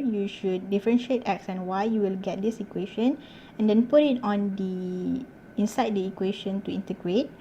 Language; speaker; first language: English; non-native, local second language; Malay